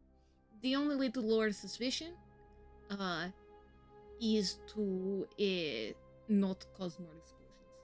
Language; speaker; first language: English; native; English